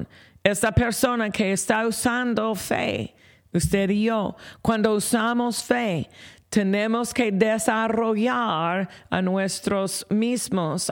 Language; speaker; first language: Spanish; non-native, fluent; English